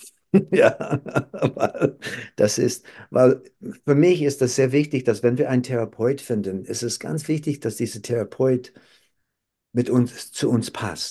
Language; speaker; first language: German; non-native, fluent; English